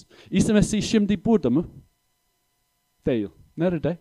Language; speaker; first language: Turkish; non-native, fluent; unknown